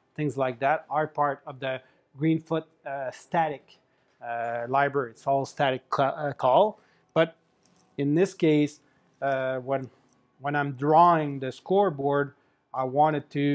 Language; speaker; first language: English; native; English